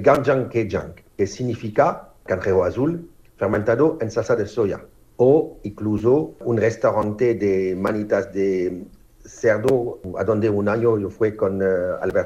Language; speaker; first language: Spanish; non-native, fluent; French